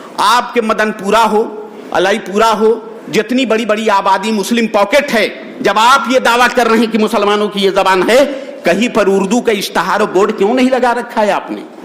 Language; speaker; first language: Urdu; native; Urdu